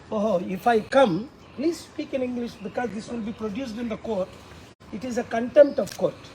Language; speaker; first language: English; non-native, local second language; Telugu